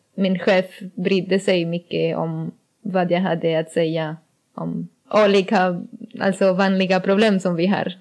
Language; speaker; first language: Swedish; non-native, learner; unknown